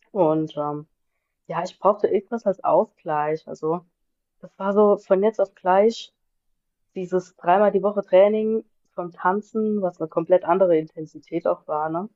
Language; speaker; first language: German; native; German